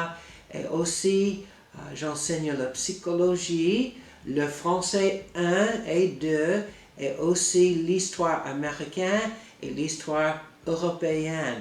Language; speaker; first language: French; non-native, fluent; English